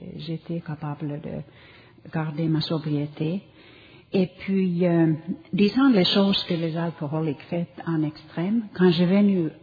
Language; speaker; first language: French; non-native, learner; Finnish